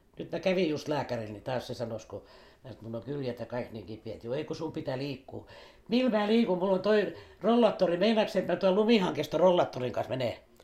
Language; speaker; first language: Finnish; native; Finnish